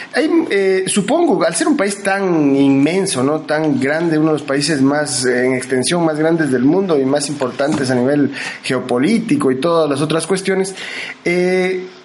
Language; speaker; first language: Spanish; native; Spanish